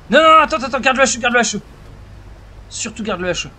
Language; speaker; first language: French; native; French